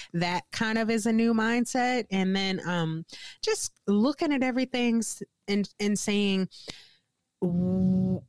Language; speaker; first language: English; native; English